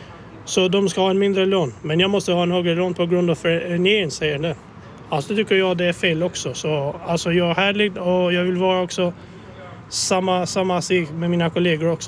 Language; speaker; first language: Swedish; non-native, fluent; Albanian